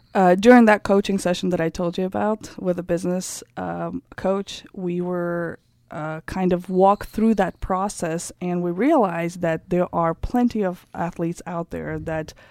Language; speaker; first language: English; non-native, fluent; Kazakh